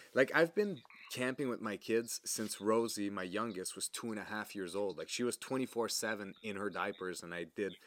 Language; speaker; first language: English; non-native, fluent; French